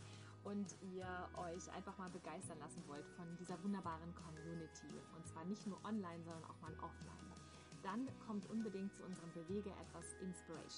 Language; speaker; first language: German; native; German